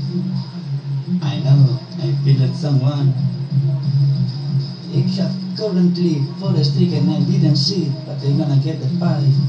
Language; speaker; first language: English; non-native, learner; Spanish